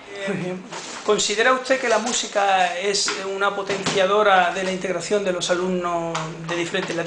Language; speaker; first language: Spanish; native; Spanish